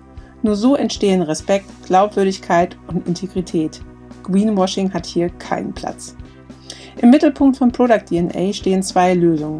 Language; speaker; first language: German; native; German